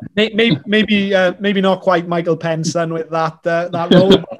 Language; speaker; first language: English; native; English